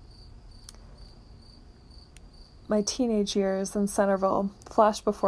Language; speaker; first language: English; native; English